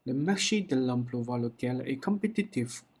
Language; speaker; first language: French; non-native, learner; Chinese